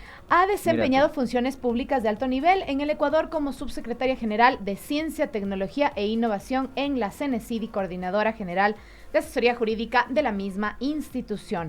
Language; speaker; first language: Spanish; native; Spanish